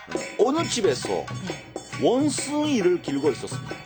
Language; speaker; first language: Korean; early bilingual, heritage; Japanese